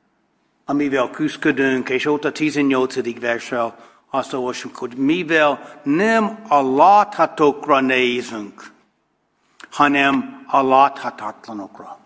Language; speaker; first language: Hungarian; non-native, fluent; English